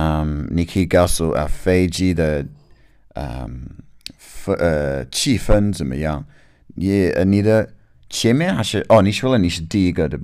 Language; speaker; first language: Chinese; non-native, learner; English